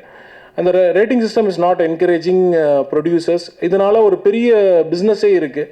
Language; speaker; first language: Tamil; native; Tamil